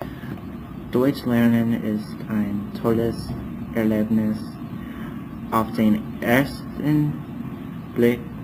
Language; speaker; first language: German; non-native, learner; English